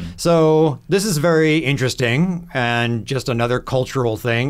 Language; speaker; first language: English; native; English